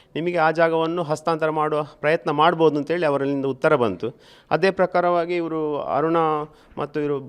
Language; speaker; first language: Kannada; native; Kannada